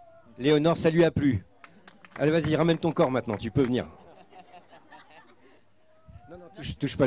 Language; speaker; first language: French; native; French